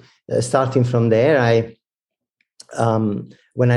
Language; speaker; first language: English; non-native, fluent; Italian